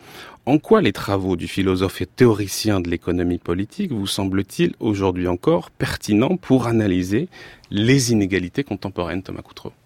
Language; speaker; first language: French; native; French